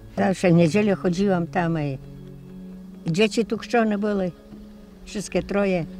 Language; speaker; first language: Polish; non-native, local second language; Rusyn